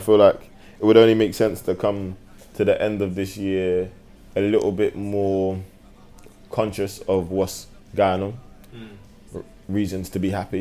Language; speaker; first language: English; native; English